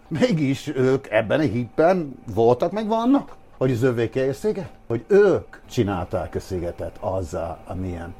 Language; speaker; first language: Hungarian; non-native, fluent; English